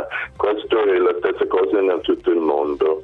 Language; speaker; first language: Italian; non-native, fluent; Swedish